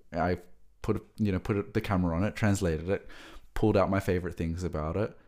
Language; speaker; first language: English; native; English